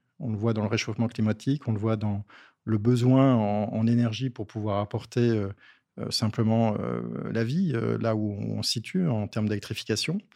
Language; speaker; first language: French; native; French